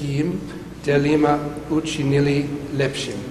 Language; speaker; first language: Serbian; non-native, learner; English